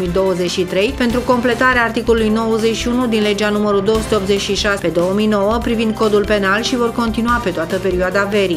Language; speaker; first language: Romanian; native; Romanian